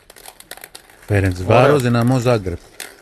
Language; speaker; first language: Greek; native; Greek